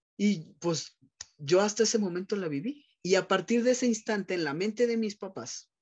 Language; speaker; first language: Spanish; native; Spanish